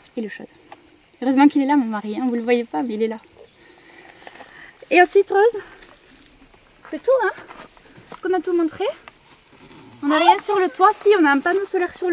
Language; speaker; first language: French; native; French